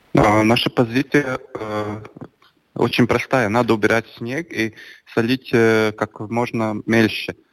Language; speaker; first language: Russian; non-native, local second language; Latvian